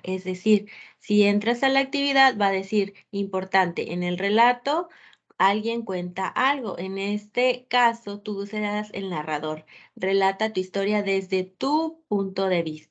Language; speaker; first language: Spanish; native; Spanish